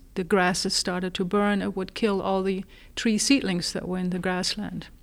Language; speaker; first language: English; non-native, fluent; German